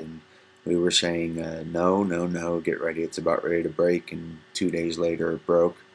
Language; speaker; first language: English; native; English